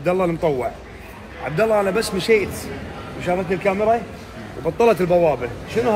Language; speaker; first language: Arabic; native; Arabic